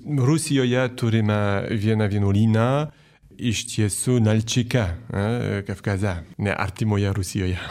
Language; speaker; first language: Lithuanian; non-native, fluent; French